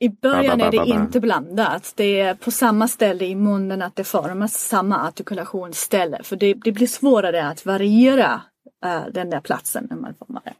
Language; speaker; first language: Swedish; non-native, fluent; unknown